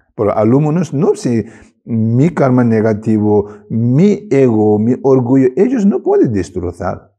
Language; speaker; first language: Spanish; non-native, learner; Tibetan